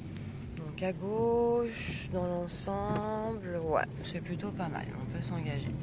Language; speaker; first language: French; native; French